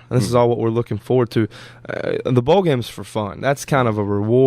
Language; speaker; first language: English; native; English